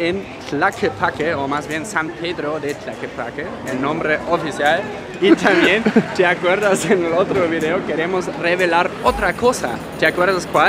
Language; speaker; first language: Spanish; non-native, fluent; German